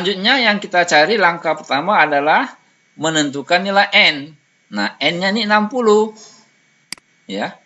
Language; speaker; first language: Indonesian; native; Indonesian